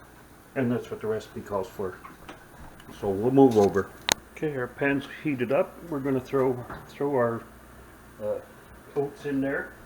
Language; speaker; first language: English; native; English